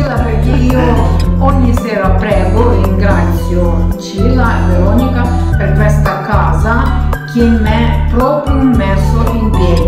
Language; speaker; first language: Italian; non-native, learner; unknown